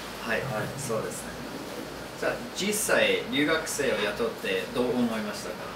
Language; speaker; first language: Japanese; non-native, learner; English